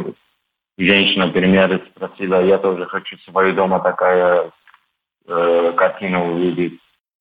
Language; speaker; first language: Russian; non-native, learner; Turkish